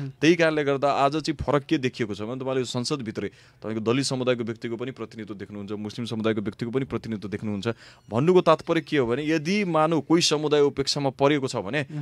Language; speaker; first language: Nepali; non-native, local second language; Maithili